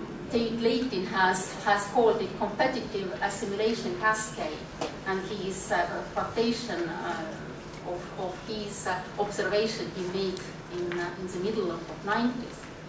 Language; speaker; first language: English; non-native, fluent; Estonian